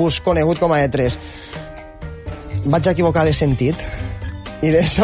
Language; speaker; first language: Catalan; native; Catalan